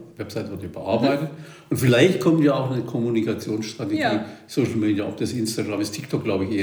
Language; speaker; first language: German; native; German